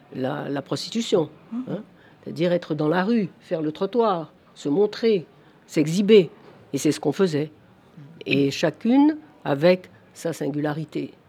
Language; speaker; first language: French; native; French